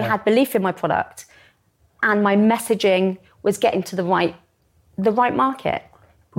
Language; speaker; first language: English; native; English